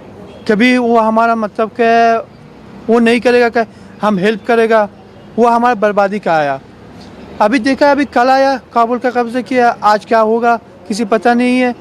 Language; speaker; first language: Hindi; non-native, learner; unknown